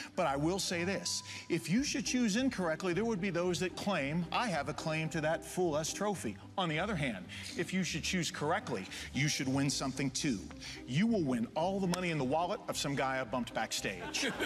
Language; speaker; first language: English; native; English